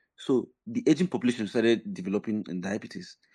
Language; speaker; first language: English; non-native, local second language; Igbo